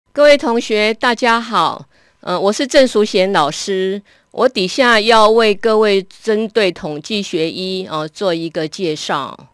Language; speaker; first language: Chinese; native; Chinese